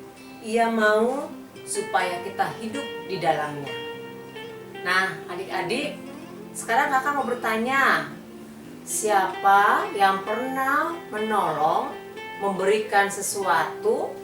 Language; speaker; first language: Indonesian; native; Indonesian